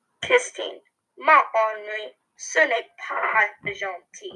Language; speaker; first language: French; non-native, learner; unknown